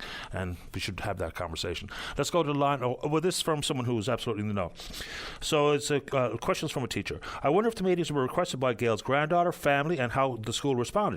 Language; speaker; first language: English; native; English